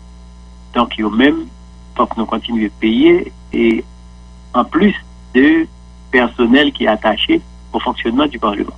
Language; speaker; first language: French; non-native, local second language; Haitian Creole